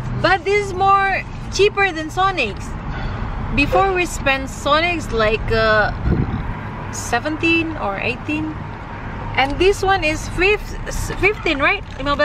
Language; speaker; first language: English; non-native, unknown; Indonesian